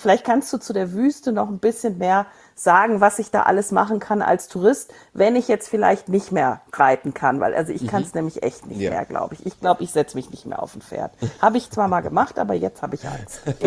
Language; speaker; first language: German; native; German